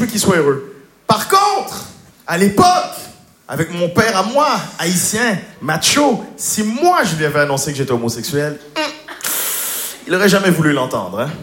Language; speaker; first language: French; native; French